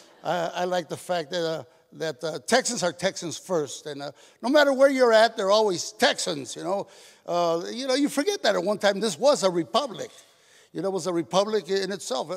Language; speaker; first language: English; native; English